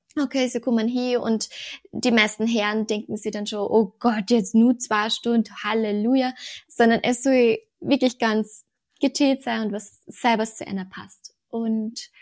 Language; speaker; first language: German; native; German